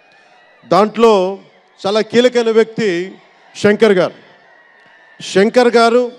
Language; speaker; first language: Telugu; native; Telugu